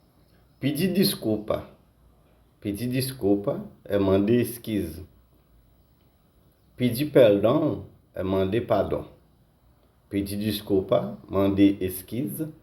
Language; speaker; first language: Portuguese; non-native, learner; Haitian Creole